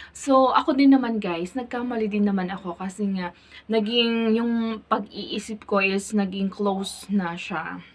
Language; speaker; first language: Filipino; native; Filipino